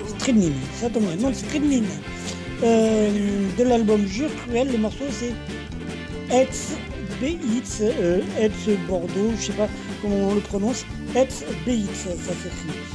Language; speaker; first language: French; native; French